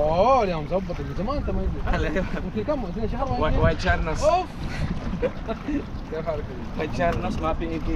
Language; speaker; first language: Arabic; non-native, learner; Bangla